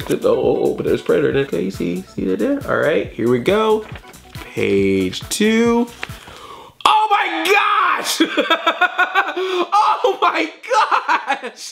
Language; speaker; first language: English; native; English